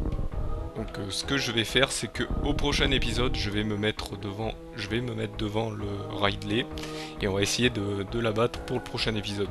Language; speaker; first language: French; native; French